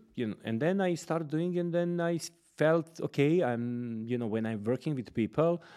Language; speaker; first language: English; non-native, fluent; Serbian